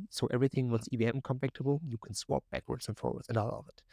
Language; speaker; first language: English; non-native, fluent; German